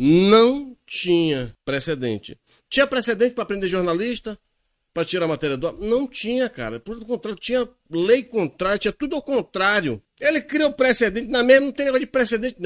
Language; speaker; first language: Portuguese; native; Portuguese